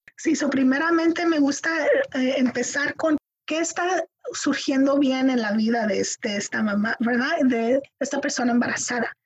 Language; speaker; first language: Spanish; early bilingual, heritage; Spanish